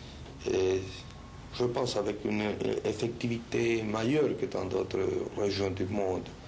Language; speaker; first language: French; non-native, fluent; Spanish